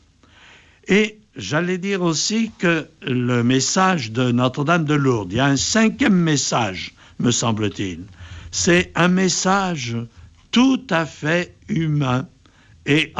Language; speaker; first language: French; native; French